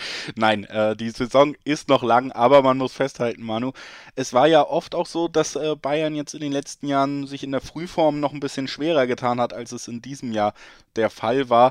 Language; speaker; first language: German; native; German